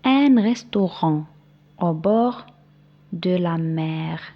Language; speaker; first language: French; non-native, local second language; Arabic